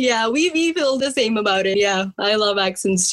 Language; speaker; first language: English; early bilingual, other home language; Punjabi